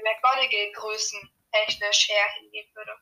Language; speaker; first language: German; native; German